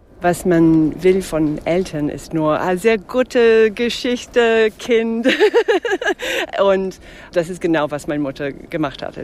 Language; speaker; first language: German; non-native, fluent; English